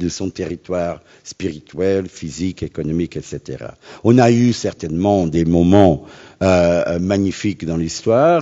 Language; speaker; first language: French; non-native, fluent; Portuguese